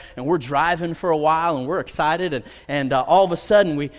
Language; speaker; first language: English; native; English